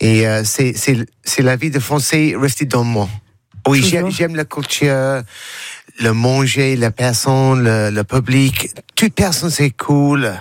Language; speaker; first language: French; non-native, learner; English